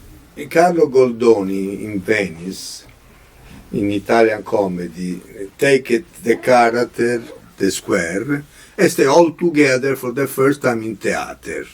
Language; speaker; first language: English; non-native, learner; Italian